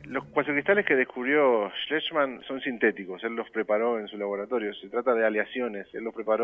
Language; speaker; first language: Spanish; native; Spanish